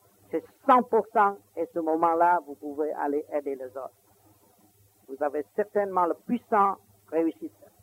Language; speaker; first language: French; non-native, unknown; Vietnamese